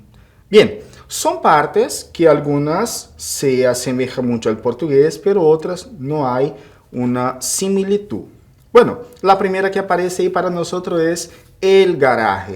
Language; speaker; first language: Spanish; non-native, fluent; Portuguese